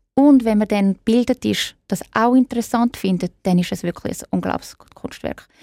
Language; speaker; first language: German; native; German